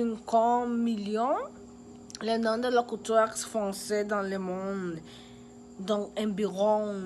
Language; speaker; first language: French; non-native, learner; Spanish